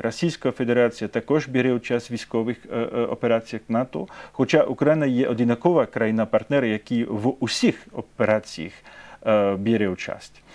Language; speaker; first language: Ukrainian; non-native, fluent; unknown